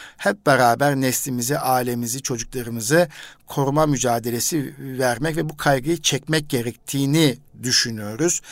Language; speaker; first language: Turkish; native; Turkish